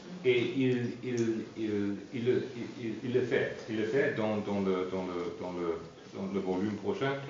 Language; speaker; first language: French; non-native, fluent; German